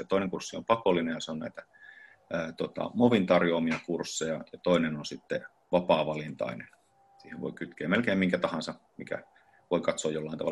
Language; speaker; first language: Finnish; native; Finnish